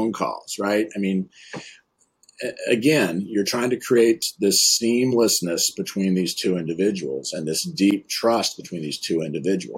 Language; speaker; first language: English; native; English